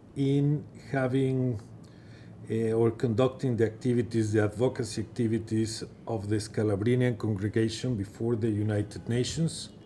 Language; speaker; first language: English; non-native, fluent; Persian